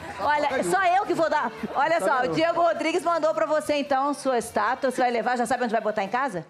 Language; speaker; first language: Portuguese; native; Portuguese